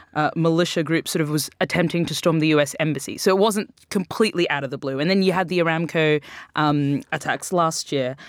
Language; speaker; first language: English; native; English